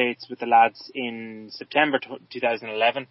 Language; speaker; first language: English; native; English